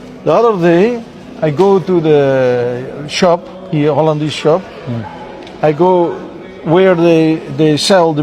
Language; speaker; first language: English; non-native, learner; Dutch